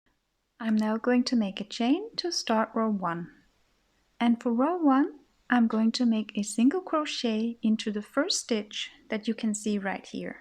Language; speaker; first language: English; non-native, fluent; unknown